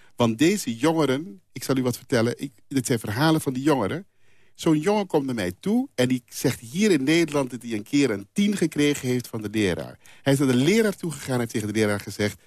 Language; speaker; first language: Dutch; non-native, local second language; Papiamento